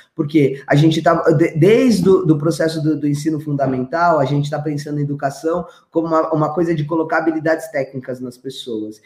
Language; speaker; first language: Portuguese; native; Portuguese